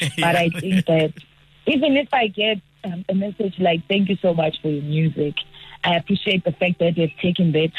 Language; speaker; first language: English; non-native, local second language; Zulu